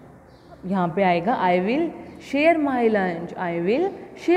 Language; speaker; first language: English; non-native, local second language; Urdu